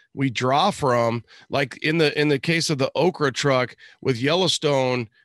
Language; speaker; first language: English; native; English